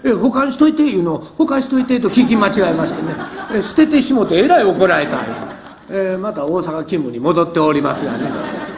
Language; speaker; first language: Japanese; native; Japanese